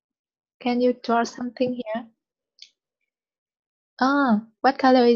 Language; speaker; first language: English; non-native, learner; Vietnamese